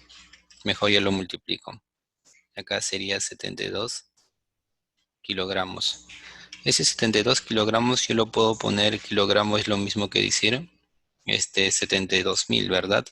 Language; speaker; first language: Spanish; native; Spanish